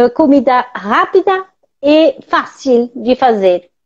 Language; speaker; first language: Portuguese; non-native, fluent; French